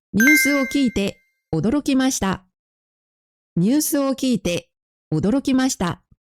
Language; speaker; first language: Japanese; non-native, fluent; Korean